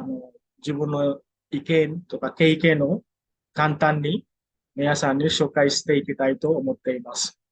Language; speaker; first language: Japanese; non-native, fluent; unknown